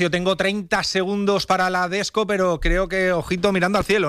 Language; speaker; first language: Spanish; native; Spanish